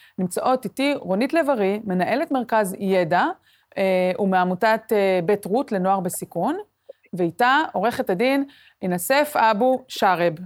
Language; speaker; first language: Hebrew; native; Hebrew